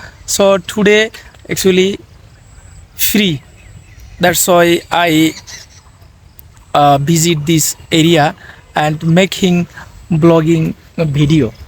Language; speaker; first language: English; non-native, learner; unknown